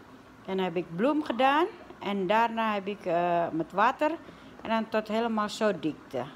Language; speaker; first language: Dutch; non-native, learner; Indonesian